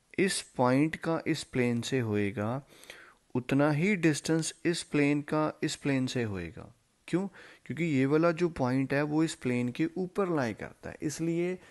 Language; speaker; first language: Hindi; non-native, local second language; Punjabi